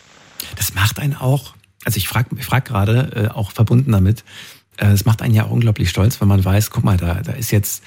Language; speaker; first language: German; native; German